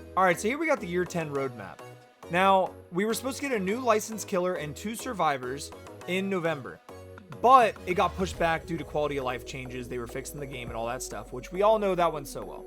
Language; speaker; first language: English; native; English